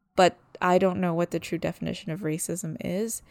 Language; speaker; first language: English; early bilingual, other home language; Malagasy